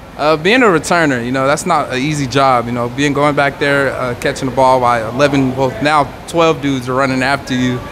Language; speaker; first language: English; native; English